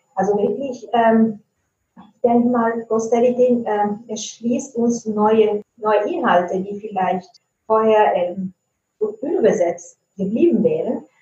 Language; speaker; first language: German; non-native, fluent; Italian